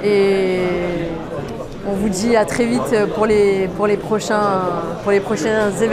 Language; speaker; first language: French; native; French